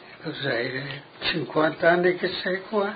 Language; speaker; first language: Italian; non-native, local second language; Friulian